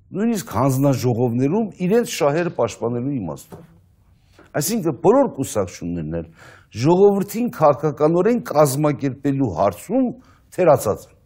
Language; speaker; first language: Armenian; native; Armenian